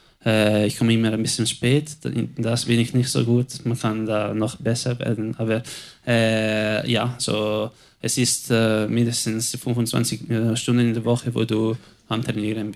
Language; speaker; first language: German; non-native, local second language; Italian